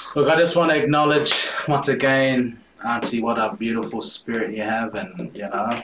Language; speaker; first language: English; native; English